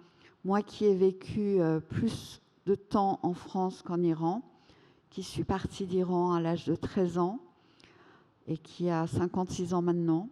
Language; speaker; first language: French; non-native, fluent; Persian